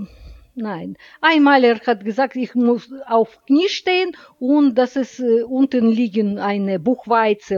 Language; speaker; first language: German; non-native, learner; Russian